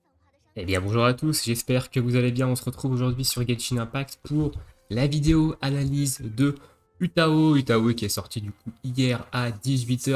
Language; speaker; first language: French; native; French